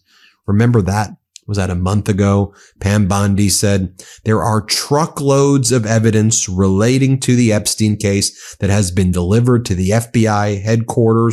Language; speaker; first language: English; native; English